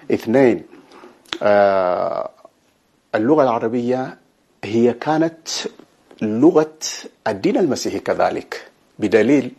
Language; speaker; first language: Arabic; non-native, fluent; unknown